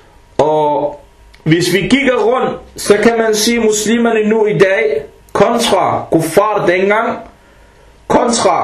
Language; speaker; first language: Danish; non-native, fluent; Arabic